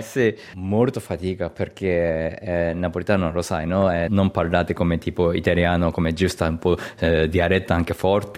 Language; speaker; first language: Italian; non-native, learner; Japanese